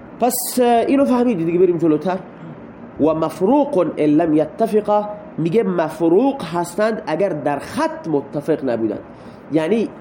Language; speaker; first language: Persian; non-native, local second language; Baluchi